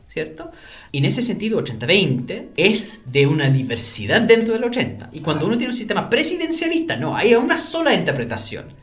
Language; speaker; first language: Spanish; non-native, fluent; English